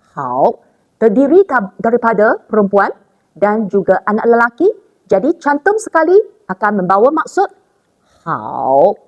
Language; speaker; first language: Malay; non-native, local second language; Chinese